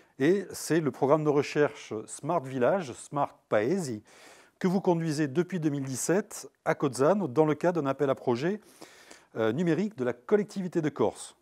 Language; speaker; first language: French; native; French